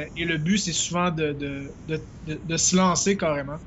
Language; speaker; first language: French; native; French